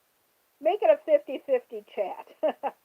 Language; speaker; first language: English; native; English